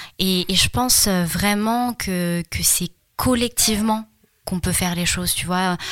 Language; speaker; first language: French; early bilingual, other home language; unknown